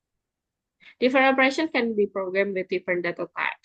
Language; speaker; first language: English; non-native, fluent; Indonesian